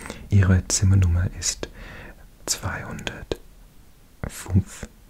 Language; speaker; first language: German; non-native, learner; English